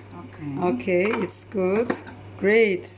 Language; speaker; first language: English; non-native, learner; Turkish